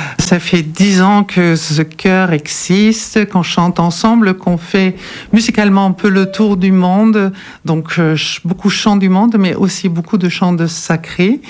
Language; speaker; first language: French; non-native, fluent; German